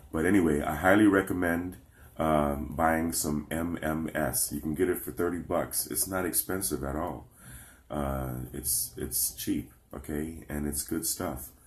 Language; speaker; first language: English; native; English